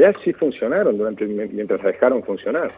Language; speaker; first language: Spanish; native; Spanish